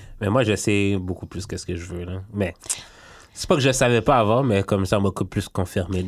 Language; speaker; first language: French; native; French